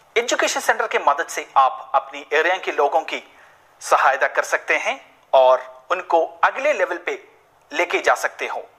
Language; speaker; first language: Hindi; non-native, local second language; Malayalam